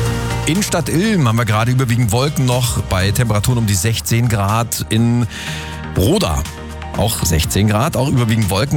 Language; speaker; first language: German; native; German